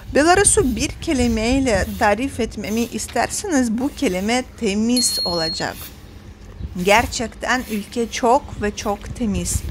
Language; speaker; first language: Turkish; non-native, fluent; Russian